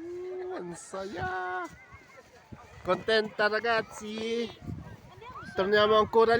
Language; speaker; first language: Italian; non-native, learner; Filipino